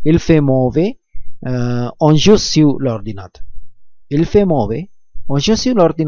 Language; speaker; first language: French; non-native, fluent; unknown